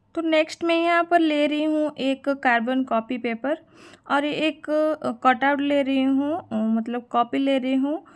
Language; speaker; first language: Hindi; non-native, local second language; Odia